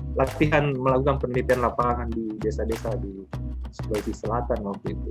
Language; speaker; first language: Indonesian; native; Indonesian